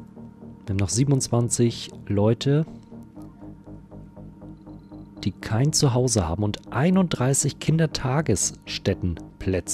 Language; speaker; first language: German; native; German